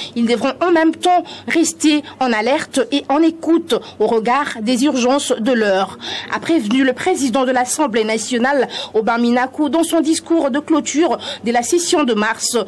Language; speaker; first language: French; non-native, local second language; Lingala